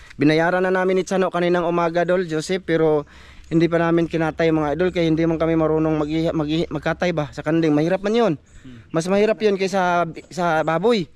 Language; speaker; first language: Filipino; non-native, local second language; Cebuano